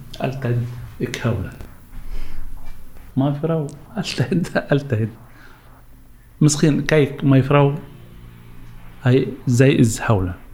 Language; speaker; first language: Dutch; non-native, learner; Arabic